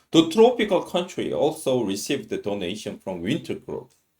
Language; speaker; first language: English; non-native, fluent; Korean